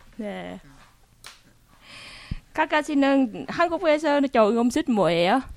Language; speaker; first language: Korean; non-native, learner; Vietnamese